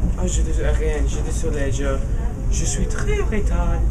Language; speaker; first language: French; non-native, learner; English